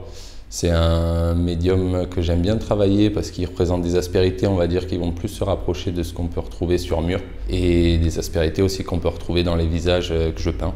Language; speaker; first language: French; native; French